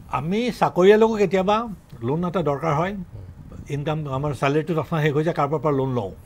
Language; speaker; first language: Assamese; native; Assamese